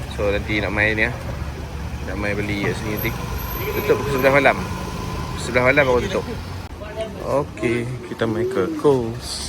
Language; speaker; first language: Malay; native; Malay